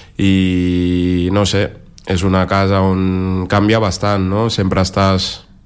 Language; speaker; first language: Catalan; early bilingual, other home language; Serer